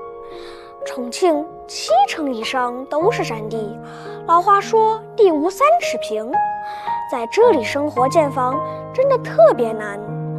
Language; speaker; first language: Chinese; native; Chinese